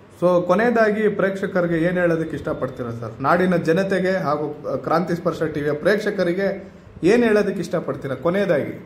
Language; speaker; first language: Kannada; native; Kannada